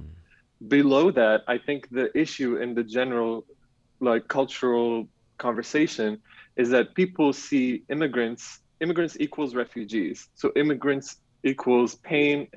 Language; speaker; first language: English; non-native, fluent; Arabic